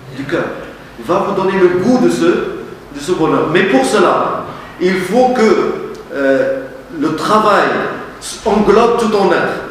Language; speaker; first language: French; non-native, local second language; Arabic